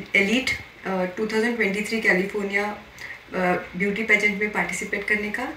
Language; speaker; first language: Hindi; non-native, local second language; Marathi